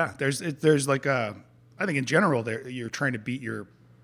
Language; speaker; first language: English; native; English